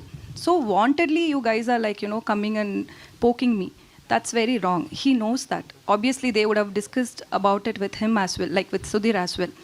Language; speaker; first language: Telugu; non-native, learner; Tamil